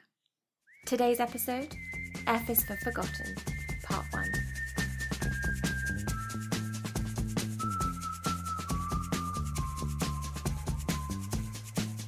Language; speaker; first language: English; native; English